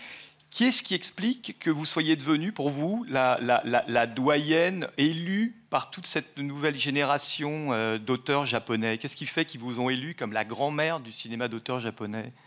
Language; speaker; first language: French; native; French